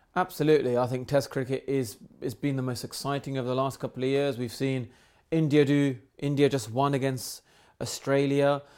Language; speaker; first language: English; native; English